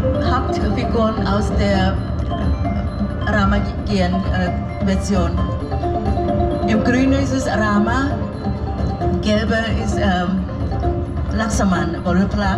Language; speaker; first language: German; non-native, learner; Thai